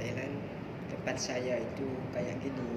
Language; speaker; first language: Indonesian; non-native, learner; Malay